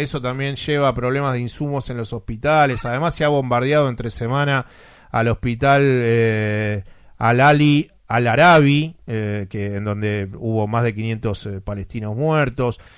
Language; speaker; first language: Spanish; native; Spanish